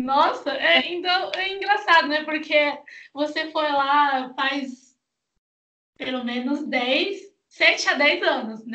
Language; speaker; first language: Portuguese; non-native, fluent; Chinese